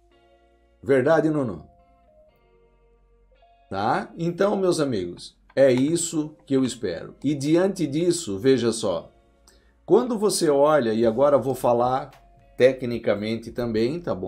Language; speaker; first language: Portuguese; native; Portuguese